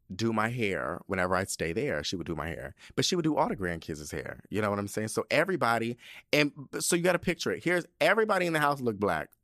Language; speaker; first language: English; early bilingual, other home language; Spanish